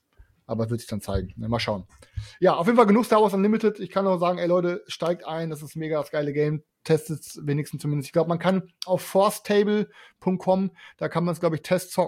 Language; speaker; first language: German; native; German